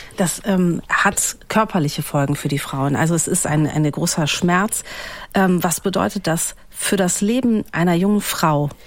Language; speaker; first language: German; native; German